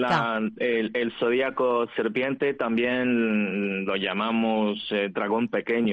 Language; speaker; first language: Spanish; non-native, fluent; Chinese